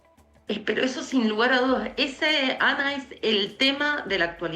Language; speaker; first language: Spanish; native; Spanish